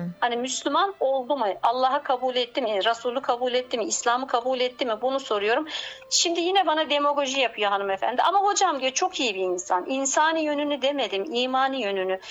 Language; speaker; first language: Turkish; native; Turkish